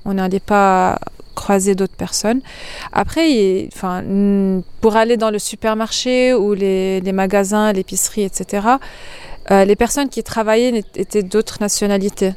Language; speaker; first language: French; non-native, local second language; Arabic